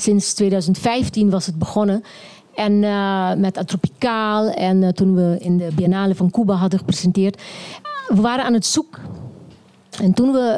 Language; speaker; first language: Dutch; non-native, local second language; Papiamento